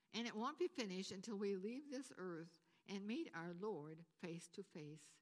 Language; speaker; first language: English; native; English